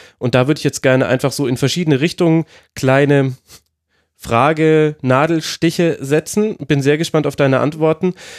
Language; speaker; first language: German; native; German